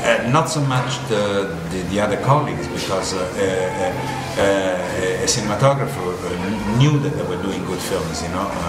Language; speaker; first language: English; non-native, fluent; Italian